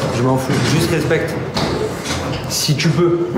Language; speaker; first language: French; native; French